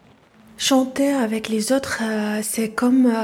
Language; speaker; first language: French; non-native, learner; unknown